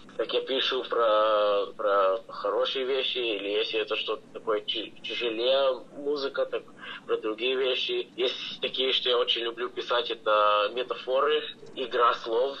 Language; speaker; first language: Russian; early bilingual, heritage; English